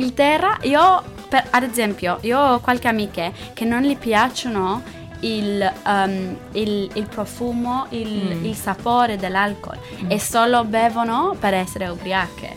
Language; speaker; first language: Italian; non-native, learner; English